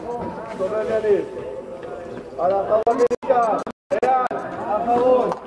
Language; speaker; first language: Hebrew; native; Hebrew